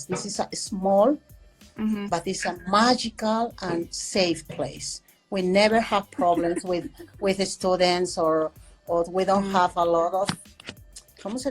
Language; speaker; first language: English; non-native, fluent; Spanish